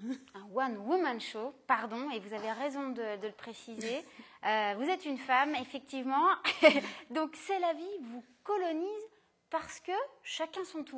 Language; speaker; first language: French; native; French